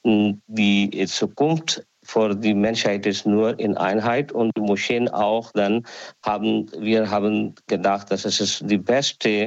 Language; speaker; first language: German; non-native, learner; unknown